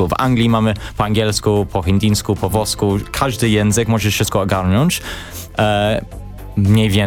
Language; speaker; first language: Polish; non-native, learner; English